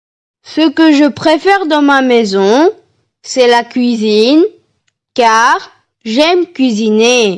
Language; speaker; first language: French; non-native, learner; Tamil